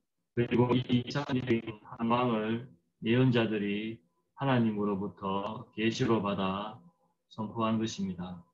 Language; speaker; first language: Korean; native; Korean